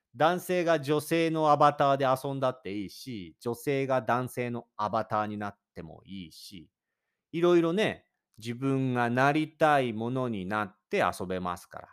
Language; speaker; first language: Japanese; native; Japanese